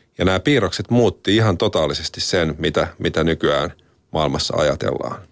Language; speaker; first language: Finnish; native; Finnish